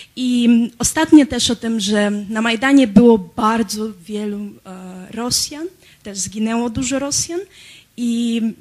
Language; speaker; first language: Polish; non-native, fluent; Ukrainian